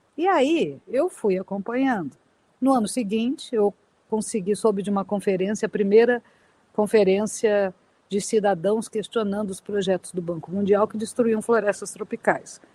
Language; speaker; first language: Portuguese; native; Portuguese